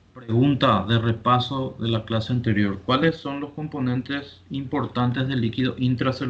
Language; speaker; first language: Spanish; native; Spanish